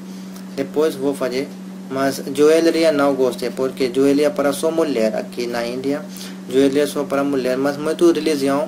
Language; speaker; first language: Portuguese; non-native, learner; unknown